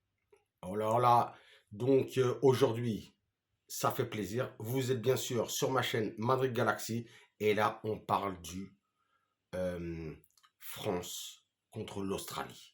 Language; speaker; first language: French; native; French